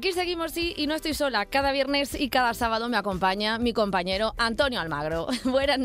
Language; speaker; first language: Spanish; native; Spanish